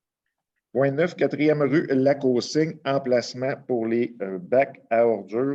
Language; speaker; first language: French; native; French